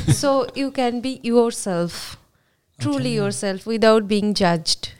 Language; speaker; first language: English; non-native, local second language; Bangla